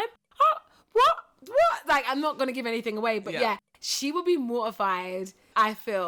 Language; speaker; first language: English; native; English